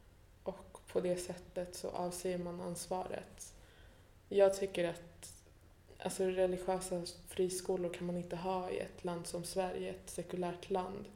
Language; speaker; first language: Swedish; early bilingual, other home language; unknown